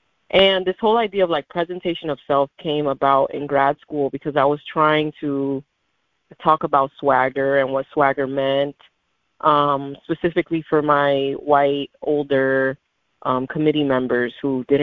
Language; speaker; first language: English; native; English